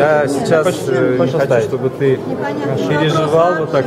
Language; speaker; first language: Russian; native; Russian